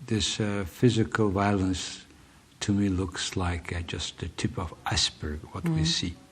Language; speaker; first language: English; non-native, fluent; Mongolian